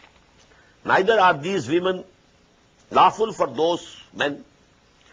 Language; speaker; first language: English; non-native, local second language; Urdu